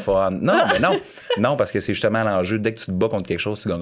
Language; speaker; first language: French; native; French